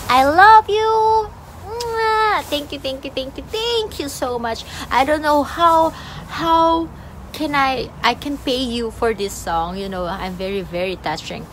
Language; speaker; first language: English; non-native, local second language; Filipino